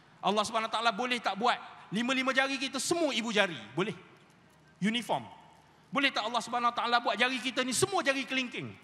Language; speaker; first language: Malay; native; Malay